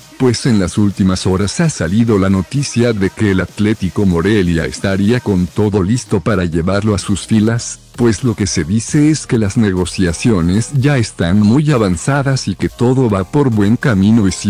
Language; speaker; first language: Spanish; native; Spanish